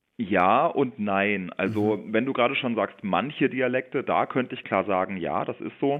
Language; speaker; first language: German; native; German